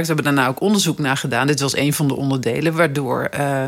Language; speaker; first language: Dutch; native; Dutch